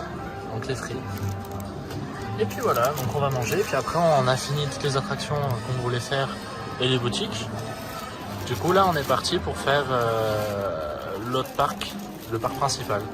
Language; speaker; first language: French; native; French